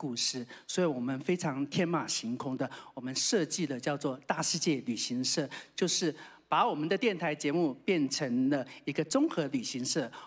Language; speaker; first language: Chinese; native; Chinese